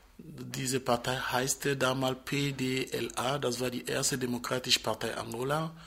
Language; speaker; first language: German; non-native, fluent; Portuguese